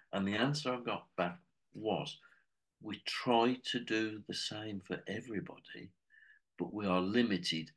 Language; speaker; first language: English; native; English